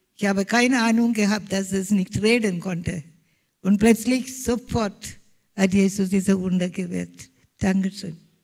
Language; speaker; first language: German; non-native, fluent; Malayalam